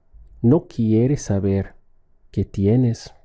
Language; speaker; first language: Spanish; non-native, fluent; English